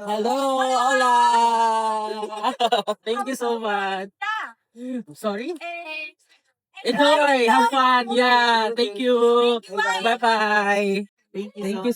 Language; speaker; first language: English; non-native, local second language; Filipino